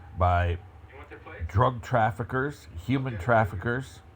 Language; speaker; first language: English; native; English